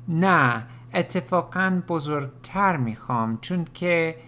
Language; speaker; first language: Persian; non-native, learner; English